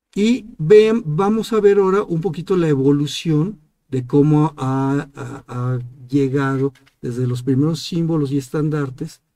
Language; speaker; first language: Spanish; native; Spanish